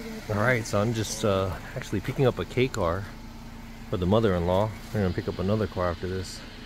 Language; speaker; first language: English; native; English